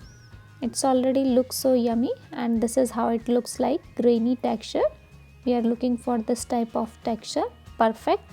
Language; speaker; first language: English; non-native, local second language; Hindi